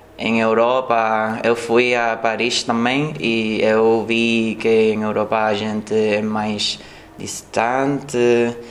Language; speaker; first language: Portuguese; non-native, learner; Spanish